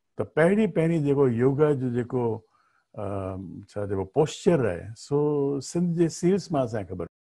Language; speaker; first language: Sindhi; early bilingual, heritage; Sindhi